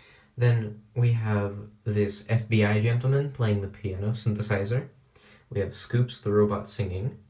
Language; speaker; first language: English; native; English